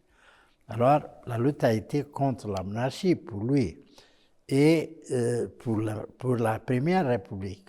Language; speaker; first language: French; non-native, fluent; Portuguese